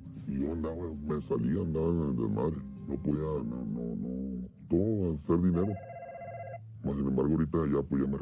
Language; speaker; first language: Spanish; native; Spanish